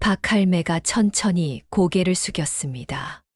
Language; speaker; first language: Korean; native; Korean